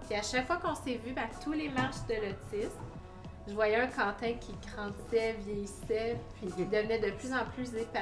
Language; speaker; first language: French; native; French